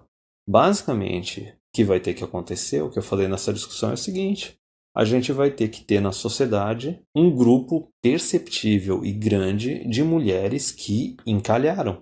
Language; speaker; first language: Portuguese; native; Portuguese